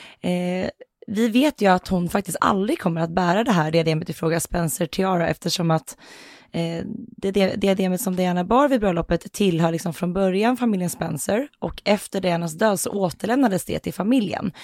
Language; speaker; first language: Swedish; native; Swedish